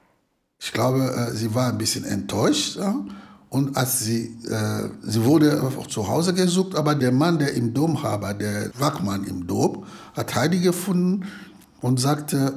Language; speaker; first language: German; non-native, fluent; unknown